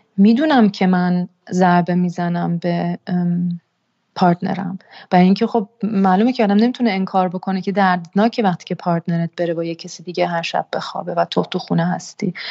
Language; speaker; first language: Persian; early bilingual, heritage; Persian